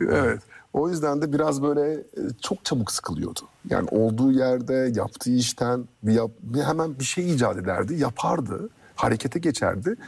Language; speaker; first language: Turkish; early bilingual, heritage; Turkish